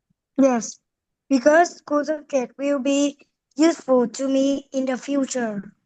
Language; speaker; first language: English; non-native, learner; Vietnamese